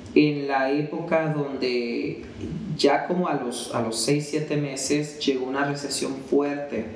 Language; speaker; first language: Spanish; early bilingual, heritage; Spanish